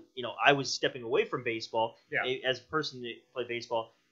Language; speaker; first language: English; native; English